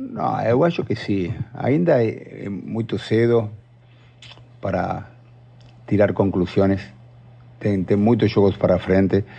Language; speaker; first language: Portuguese; non-native, learner; Spanish